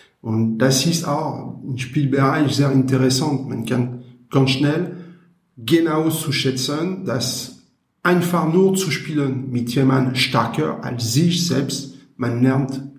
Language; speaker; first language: German; non-native, learner; French